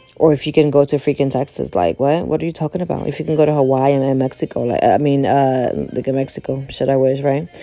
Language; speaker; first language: English; early bilingual, other home language; Spanish